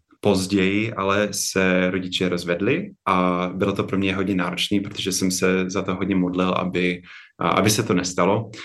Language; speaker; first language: Czech; non-native, fluent; English